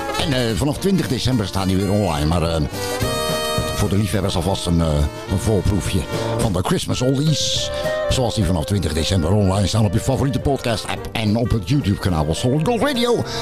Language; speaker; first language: Dutch; native; Dutch